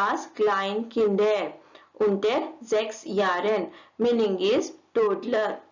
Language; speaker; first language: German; non-native, learner; Hindi